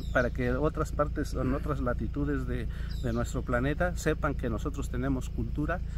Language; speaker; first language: Spanish; non-native, local second language; Mixtepec Mixtec